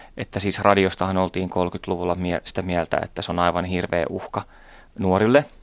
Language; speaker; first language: Finnish; native; Finnish